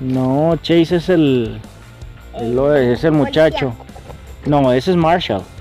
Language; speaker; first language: Spanish; native; Spanish